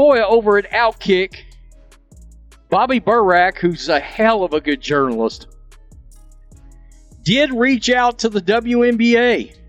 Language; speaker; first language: English; native; English